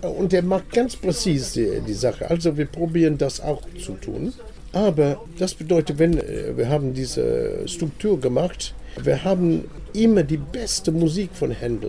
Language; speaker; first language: German; non-native, fluent; English